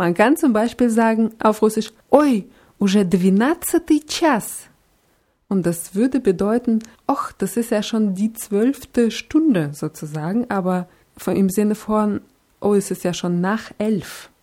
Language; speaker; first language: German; non-native, fluent; Russian